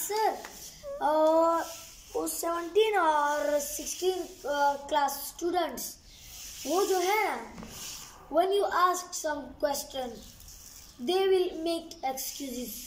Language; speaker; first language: English; non-native, learner; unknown